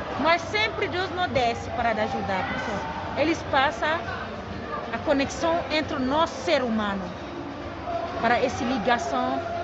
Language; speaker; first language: Portuguese; non-native, learner; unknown